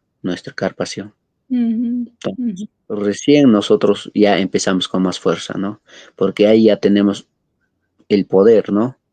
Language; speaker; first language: Spanish; non-native, local second language; Quechua